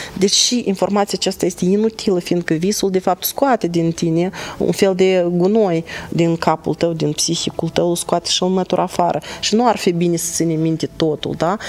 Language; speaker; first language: Romanian; native; Romanian